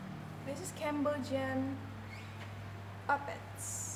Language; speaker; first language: English; non-native, learner; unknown